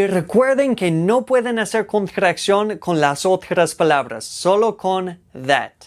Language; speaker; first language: Spanish; non-native, fluent; English